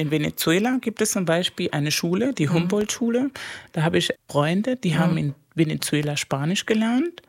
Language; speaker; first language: German; non-native, fluent; Spanish